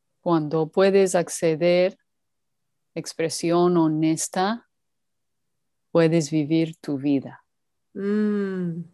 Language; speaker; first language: Spanish; non-native, learner; English